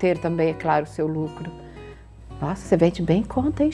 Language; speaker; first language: Portuguese; native; Portuguese